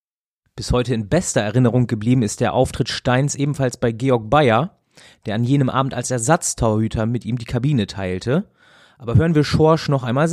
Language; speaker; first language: German; native; German